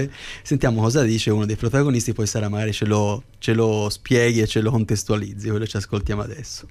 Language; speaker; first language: Italian; native; Italian